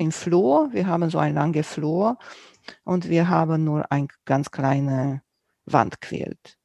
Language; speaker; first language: German; non-native, fluent; Romanian